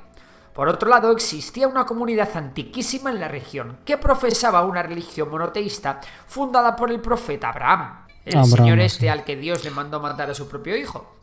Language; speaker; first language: Spanish; native; Spanish